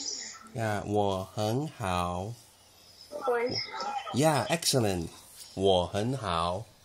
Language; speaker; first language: Chinese; non-native, learner; English